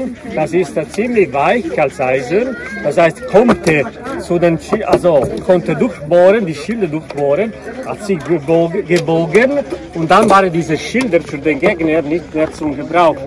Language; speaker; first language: German; non-native, fluent; Italian